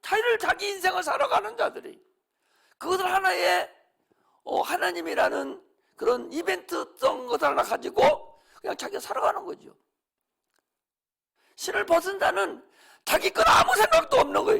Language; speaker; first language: Korean; native; Korean